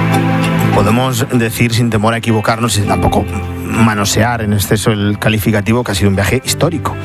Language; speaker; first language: Spanish; native; Spanish